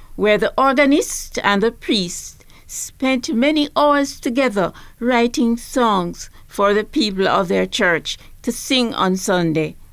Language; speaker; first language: English; native; English